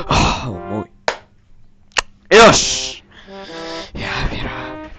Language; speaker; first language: Polish; early bilingual, heritage; Polish